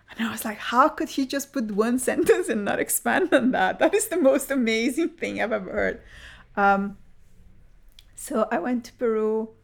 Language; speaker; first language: English; early bilingual, other home language; Spanish